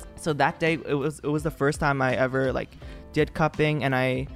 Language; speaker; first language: English; non-native, fluent; Vietnamese